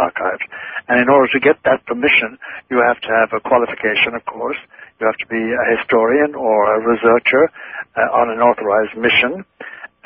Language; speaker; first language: English; non-native, local second language; Irish